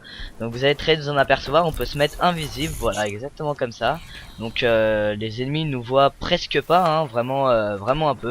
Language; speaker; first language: French; native; French